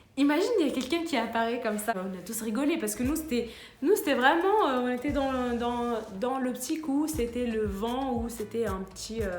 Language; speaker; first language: French; early bilingual, other home language; Arabic